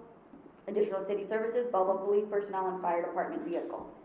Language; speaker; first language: English; native; English